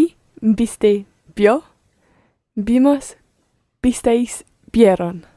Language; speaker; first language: Spanish; non-native, learner; English